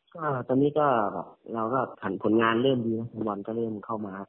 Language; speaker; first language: Thai; native; Thai